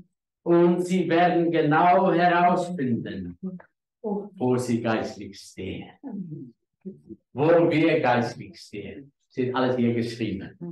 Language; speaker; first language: German; non-native, learner; Afrikaans